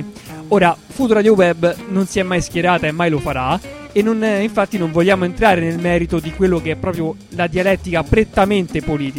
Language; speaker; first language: Italian; native; Italian